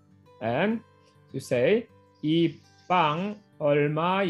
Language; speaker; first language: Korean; non-native, fluent; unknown